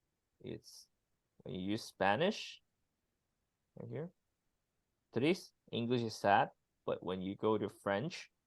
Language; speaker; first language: English; non-native, fluent; Chinese